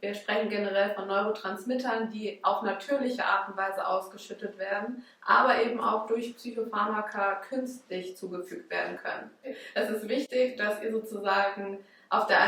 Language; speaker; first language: German; native; German